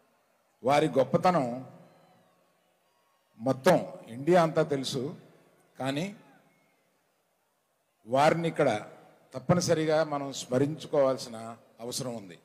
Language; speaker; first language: Telugu; native; Telugu